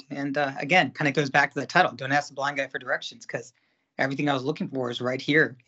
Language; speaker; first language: English; native; English